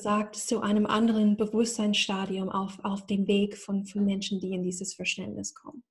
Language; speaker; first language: German; non-native, fluent; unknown